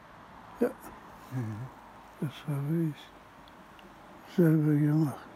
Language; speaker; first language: German; non-native, fluent; Polish